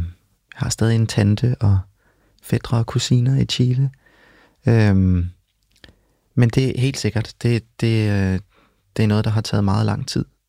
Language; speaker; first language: Danish; early bilingual, other home language; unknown